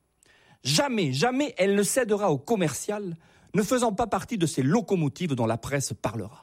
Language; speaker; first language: French; native; French